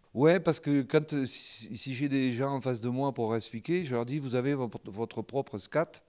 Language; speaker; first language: French; non-native, local second language; Occitan